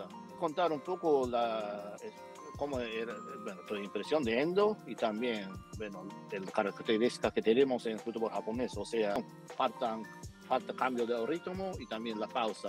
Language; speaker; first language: Spanish; non-native, fluent; Japanese